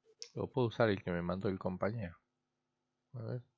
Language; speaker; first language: Spanish; native; Spanish